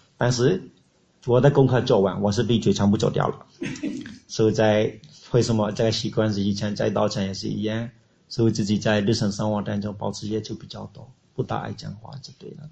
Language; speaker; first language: Chinese; non-native, learner; Burmese